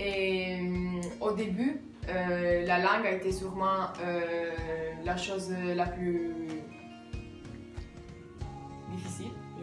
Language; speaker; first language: French; non-native, fluent; Italian